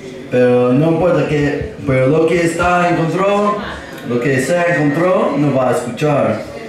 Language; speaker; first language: Spanish; non-native, learner; English